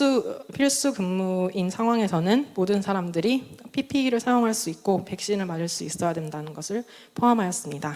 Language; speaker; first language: Korean; native; Korean